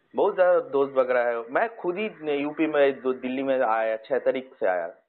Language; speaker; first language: Hindi; non-native, local second language; Bangla